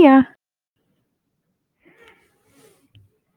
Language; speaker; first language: English; early bilingual, other home language; Portuguese